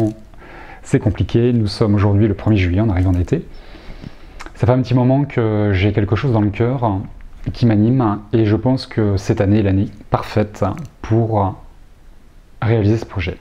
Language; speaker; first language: French; native; French